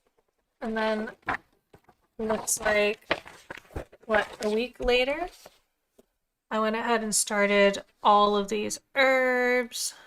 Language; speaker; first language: English; native; English